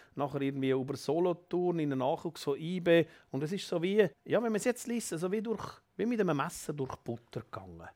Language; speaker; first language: German; native; German